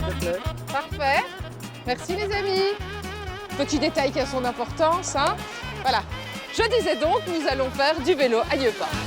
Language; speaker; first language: French; native; French